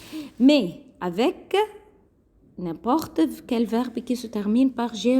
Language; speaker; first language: French; non-native, fluent; Arabic